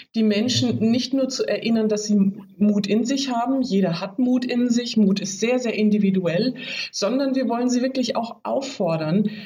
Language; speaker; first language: German; native; German